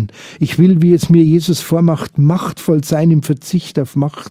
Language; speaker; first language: German; native; German